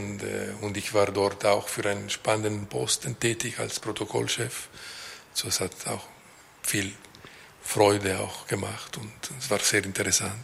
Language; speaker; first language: German; non-native, local second language; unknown